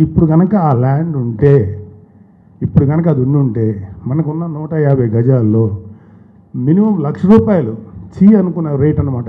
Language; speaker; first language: Telugu; native; Telugu